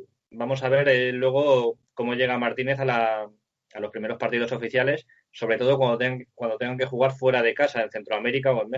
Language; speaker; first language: Spanish; native; Spanish